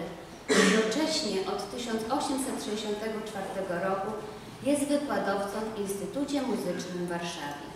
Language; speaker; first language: Polish; native; Polish